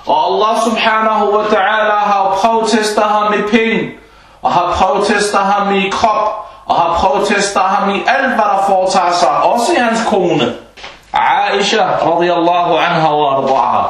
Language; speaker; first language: Danish; non-native, fluent; Arabic